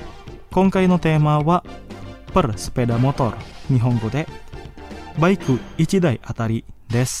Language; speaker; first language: Japanese; non-native, fluent; Indonesian